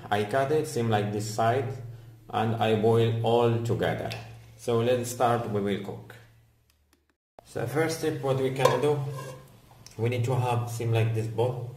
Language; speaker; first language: English; non-native, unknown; Arabic